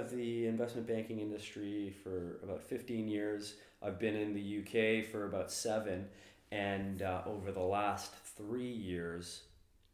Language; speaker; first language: English; native; English